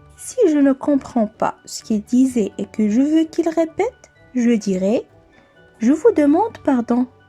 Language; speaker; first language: French; non-native, local second language; Arabic